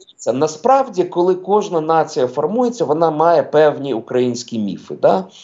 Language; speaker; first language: Ukrainian; non-native, local second language; Russian